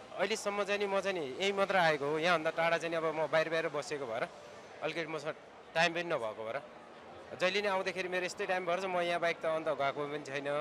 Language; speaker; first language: Nepali; native; Nepali